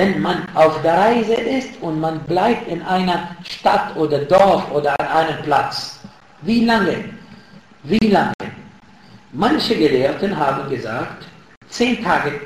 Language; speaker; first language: German; non-native, fluent; Arabic